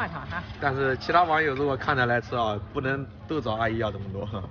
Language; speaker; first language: Chinese; native; Chinese